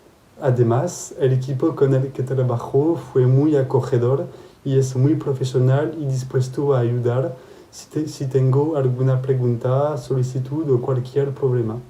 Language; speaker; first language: Spanish; non-native, fluent; French